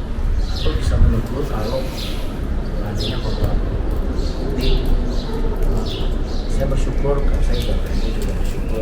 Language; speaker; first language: Indonesian; native; Indonesian